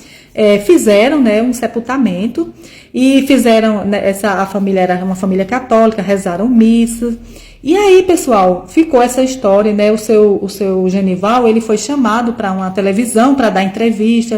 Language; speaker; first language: Portuguese; native; Portuguese